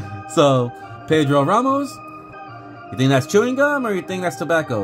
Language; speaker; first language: English; native; English